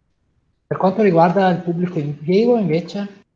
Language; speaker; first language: Italian; native; Italian